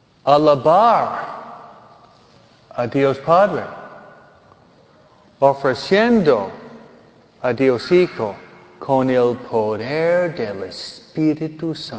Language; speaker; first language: Spanish; non-native, fluent; English